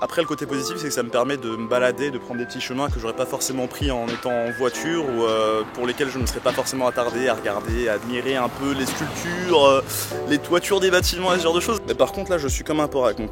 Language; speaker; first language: French; native; French